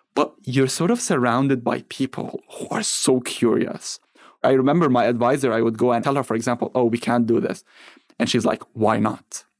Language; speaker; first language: English; non-native, fluent; Arabic